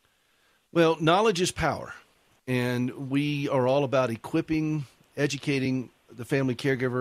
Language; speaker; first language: English; native; English